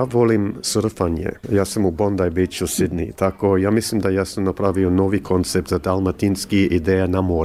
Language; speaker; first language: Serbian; early bilingual, heritage; English